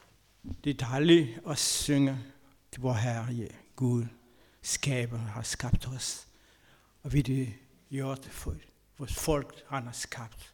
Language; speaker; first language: Danish; non-native, learner; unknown